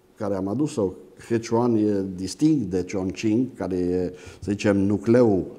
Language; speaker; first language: Romanian; native; Romanian